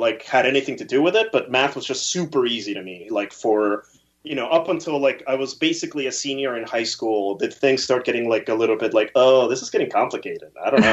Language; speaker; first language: English; early bilingual, other home language; Spanish